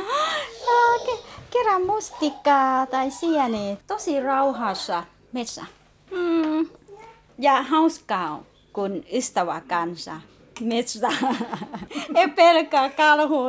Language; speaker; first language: Finnish; non-native, learner; Thai